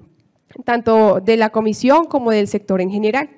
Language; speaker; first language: Spanish; native; Spanish